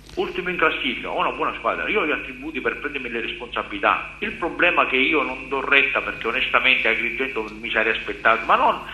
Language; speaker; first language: Italian; native; Italian